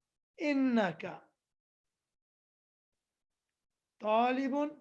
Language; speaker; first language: Arabic; non-native, fluent; English